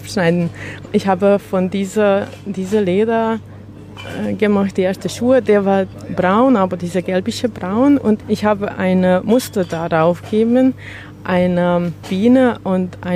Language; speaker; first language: German; non-native, learner; Hungarian